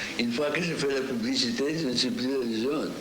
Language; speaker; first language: French; non-native, fluent; Russian